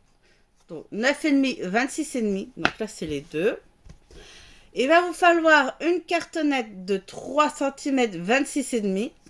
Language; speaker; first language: French; native; French